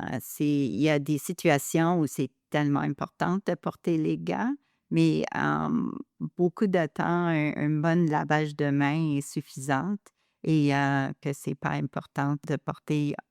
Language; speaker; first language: French; non-native, local second language; English